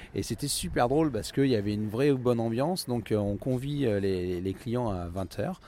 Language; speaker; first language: French; native; French